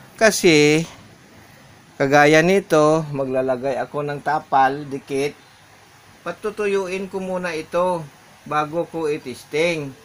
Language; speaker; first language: Filipino; non-native, local second language; Hiligaynon